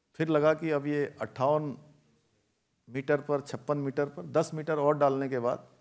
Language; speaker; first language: Hindi; native; Hindi